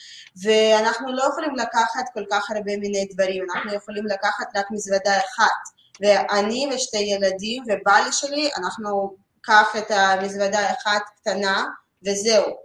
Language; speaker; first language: Hebrew; non-native, learner; Russian